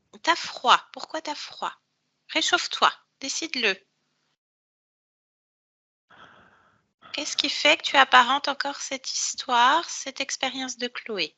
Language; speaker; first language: French; native; French